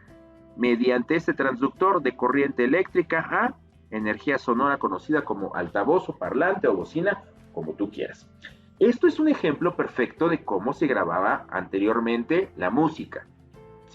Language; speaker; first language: Spanish; native; Spanish